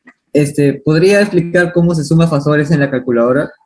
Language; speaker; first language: Spanish; native; Spanish